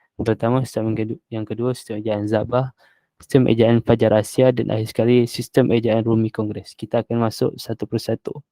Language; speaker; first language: Malay; native; Malay